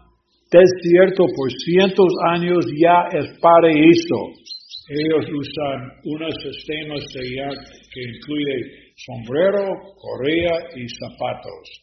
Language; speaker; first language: Spanish; non-native, learner; English